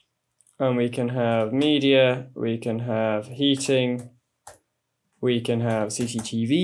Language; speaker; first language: English; native; English